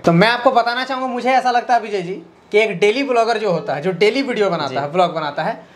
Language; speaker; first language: Hindi; native; Hindi